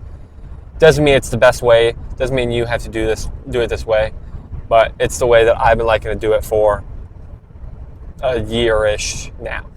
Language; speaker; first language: English; native; English